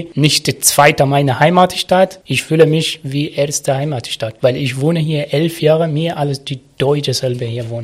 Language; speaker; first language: German; non-native, learner; Arabic